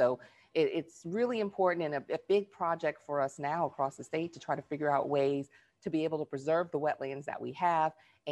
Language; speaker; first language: English; native; English